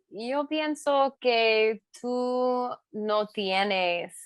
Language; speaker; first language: Spanish; non-native, learner; English